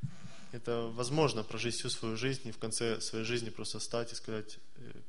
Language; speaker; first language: Russian; native; Russian